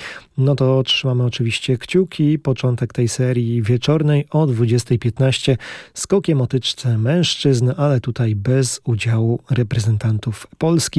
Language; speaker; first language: Polish; native; Polish